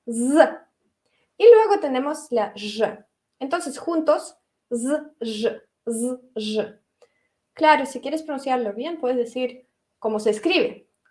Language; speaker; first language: Spanish; non-native, fluent; Russian